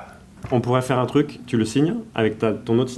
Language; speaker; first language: French; native; French